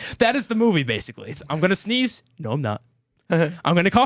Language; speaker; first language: English; native; English